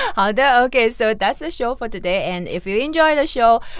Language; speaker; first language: English; non-native, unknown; Chinese